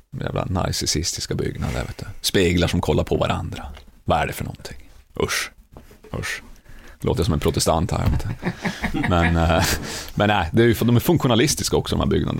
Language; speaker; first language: Swedish; native; Swedish